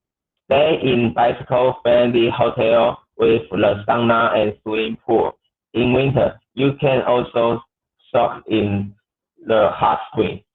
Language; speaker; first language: English; non-native, learner; Chinese